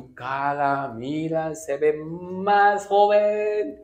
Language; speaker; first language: Spanish; non-native, learner; Japanese